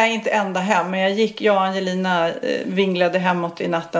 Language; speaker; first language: Swedish; native; Swedish